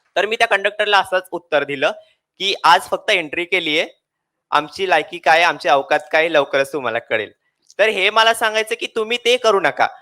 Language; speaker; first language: Marathi; native; Marathi